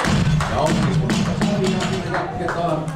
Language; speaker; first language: Finnish; native; Finnish